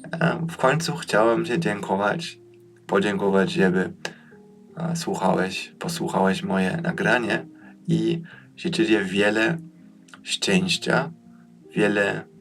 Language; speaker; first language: Polish; early bilingual, heritage; Polish